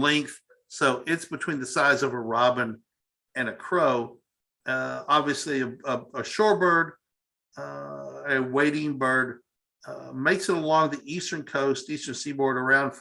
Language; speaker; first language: English; native; English